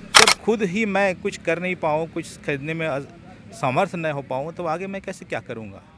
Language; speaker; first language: Hindi; native; Hindi